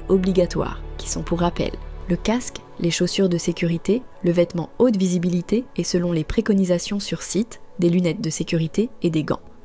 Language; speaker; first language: French; native; French